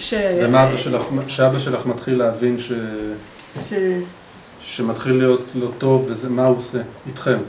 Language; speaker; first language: Hebrew; native; Hebrew